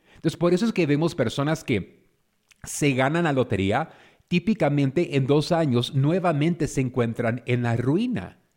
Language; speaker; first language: Spanish; early bilingual, heritage; Spanish